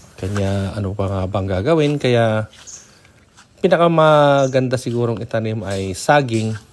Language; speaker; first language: Filipino; non-native, local second language; Iloko